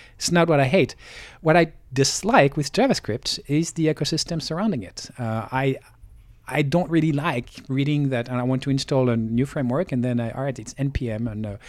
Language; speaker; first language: English; non-native, fluent; French